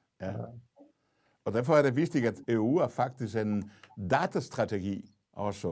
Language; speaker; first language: Danish; non-native, fluent; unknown